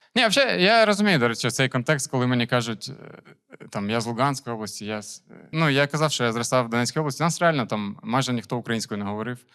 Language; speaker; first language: Ukrainian; non-native, local second language; Russian